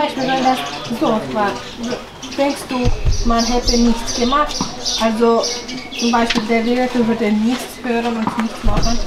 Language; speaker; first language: German; non-native, fluent; Romanian